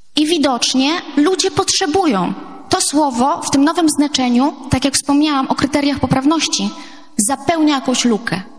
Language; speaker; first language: Polish; native; Polish